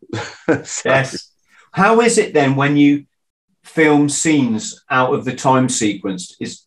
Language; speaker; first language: English; native; English